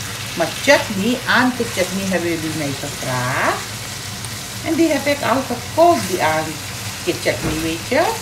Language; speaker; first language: Dutch; non-native, local second language; Caribbean Hindustani